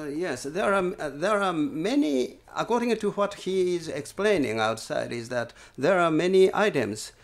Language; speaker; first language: English; non-native, fluent; Japanese